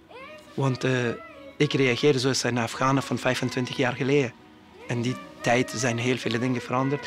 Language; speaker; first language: Dutch; non-native, learner; Persian